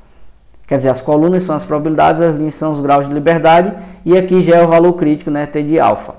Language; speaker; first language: Portuguese; native; Portuguese